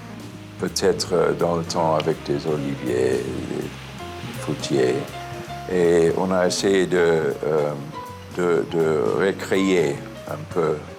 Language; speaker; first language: French; non-native, fluent; English